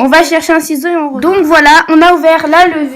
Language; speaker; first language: French; native; French